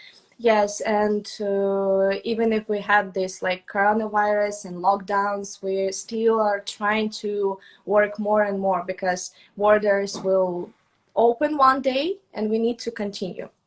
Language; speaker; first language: English; non-native, fluent; Russian